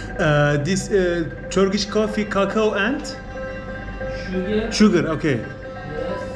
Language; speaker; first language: English; non-native, learner; Turkish